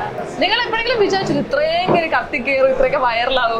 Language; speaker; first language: Malayalam; native; Malayalam